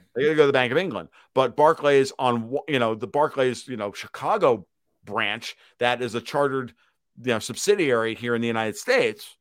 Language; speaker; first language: English; native; English